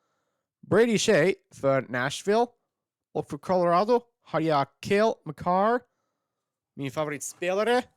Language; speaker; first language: Swedish; non-native, learner; English